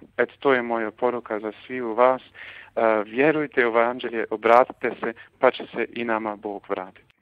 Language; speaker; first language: Croatian; early bilingual, heritage; Croatian